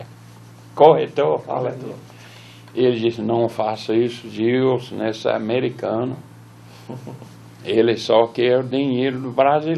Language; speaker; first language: Portuguese; non-native, fluent; English